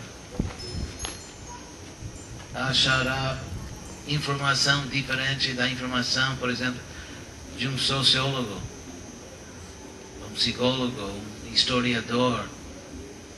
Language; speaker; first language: Portuguese; non-native, fluent; English